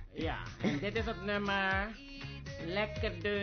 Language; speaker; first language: Dutch; native; Dutch